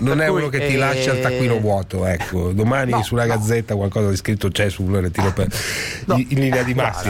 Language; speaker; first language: Italian; native; Italian